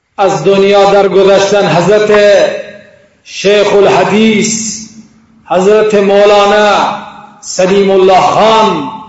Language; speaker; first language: Persian; non-native, local second language; Baluchi